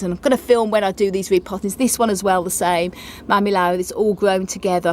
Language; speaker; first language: English; native; English